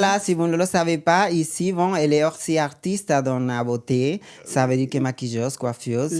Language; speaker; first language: French; non-native, learner; Spanish